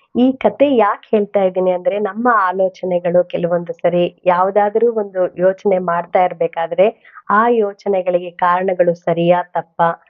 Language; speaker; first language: Kannada; non-native, local second language; Telugu